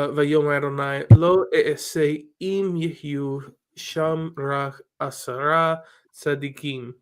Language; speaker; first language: Hebrew; non-native, learner; English